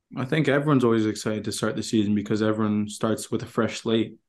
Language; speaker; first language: English; native; English